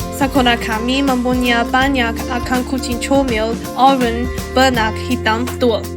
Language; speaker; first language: Malay; non-native, learner; Chinese